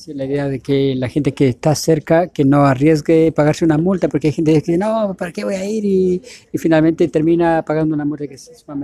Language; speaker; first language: Spanish; native; Spanish